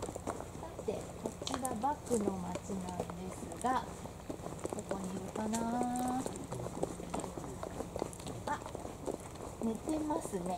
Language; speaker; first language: Japanese; native; Japanese